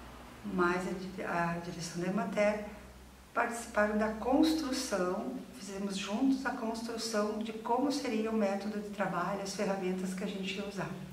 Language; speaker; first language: Portuguese; native; Portuguese